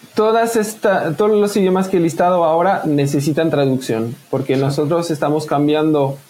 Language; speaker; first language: Spanish; non-native, fluent; French